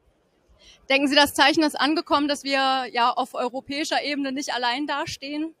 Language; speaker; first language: German; native; German